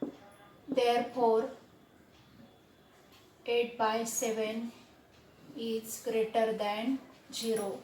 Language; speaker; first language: English; non-native, local second language; Marathi